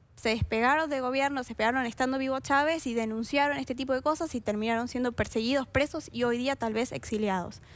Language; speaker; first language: Spanish; native; Spanish